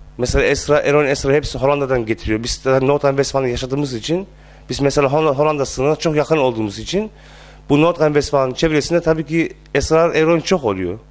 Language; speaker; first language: Turkish; early bilingual, heritage; Turkish